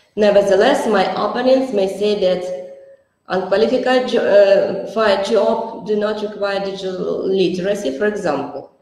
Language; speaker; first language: English; non-native, fluent; Russian